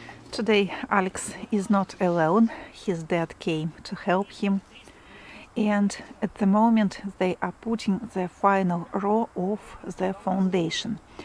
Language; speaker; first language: English; non-native, fluent; Russian